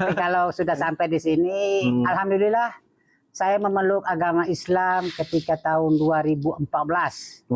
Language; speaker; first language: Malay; non-native, fluent; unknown